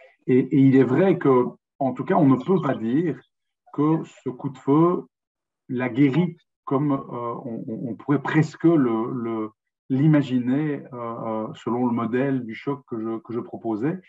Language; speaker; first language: French; native; French